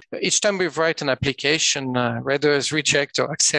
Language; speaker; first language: English; non-native, fluent; French